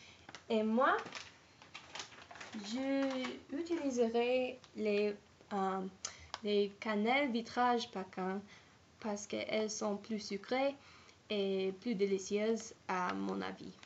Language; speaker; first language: French; non-native, learner; English